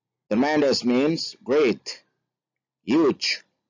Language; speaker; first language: English; non-native, fluent; Indonesian